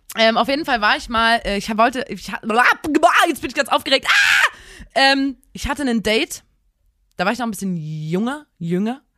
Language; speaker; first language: German; native; German